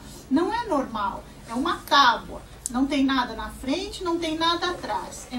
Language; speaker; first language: Portuguese; native; Portuguese